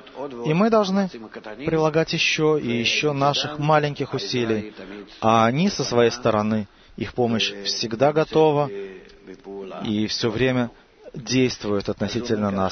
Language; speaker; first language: Russian; native; Russian